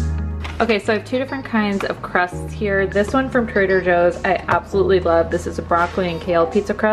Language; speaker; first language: English; native; English